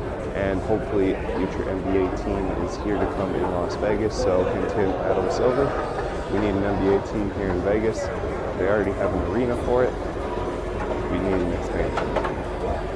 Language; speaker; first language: English; native; English